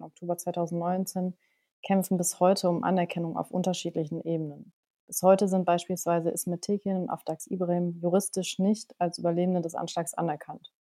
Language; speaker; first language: German; native; German